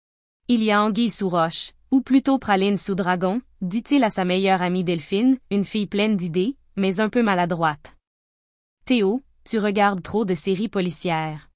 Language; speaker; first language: French; native; French